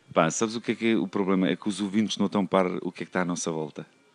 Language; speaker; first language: Portuguese; non-native, fluent; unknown